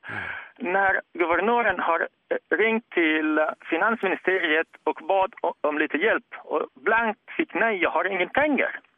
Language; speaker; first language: Swedish; non-native, fluent; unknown